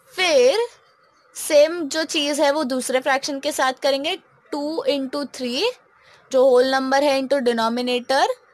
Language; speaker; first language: Hindi; non-native, local second language; Marathi